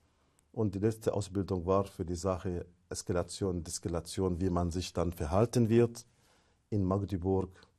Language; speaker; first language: German; non-native, fluent; Arabic